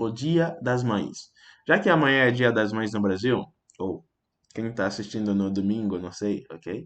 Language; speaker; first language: Portuguese; non-native, fluent; French